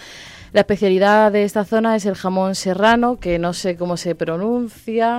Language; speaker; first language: Spanish; native; Spanish